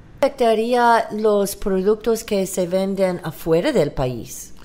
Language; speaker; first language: Spanish; non-native, learner; English